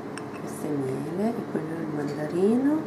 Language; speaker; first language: Italian; native; Italian